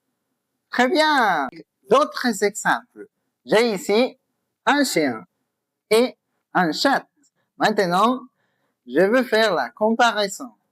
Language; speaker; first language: French; non-native, fluent; Spanish